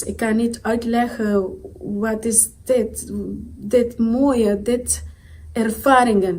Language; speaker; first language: Dutch; non-native, local second language; Papiamento